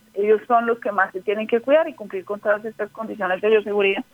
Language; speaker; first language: Spanish; native; Spanish